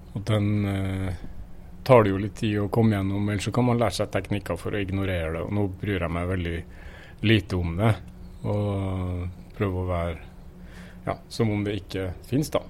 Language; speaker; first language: Norwegian; native; Norwegian